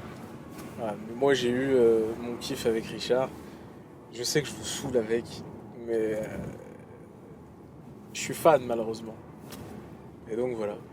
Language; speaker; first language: French; native; French